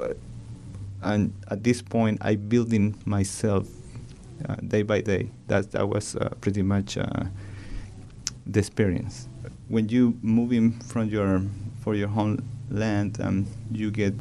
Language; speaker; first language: English; non-native, learner; Spanish